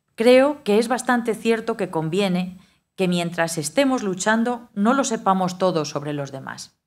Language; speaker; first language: Spanish; native; Spanish